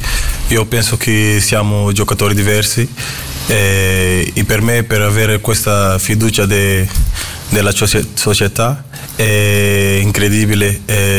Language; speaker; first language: Italian; non-native, fluent; Portuguese